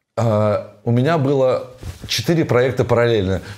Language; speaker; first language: Russian; native; Russian